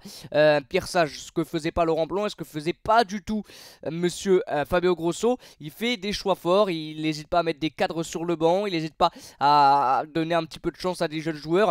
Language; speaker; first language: French; native; French